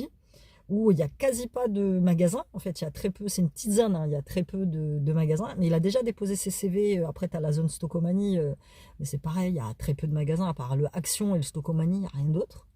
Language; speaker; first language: French; native; French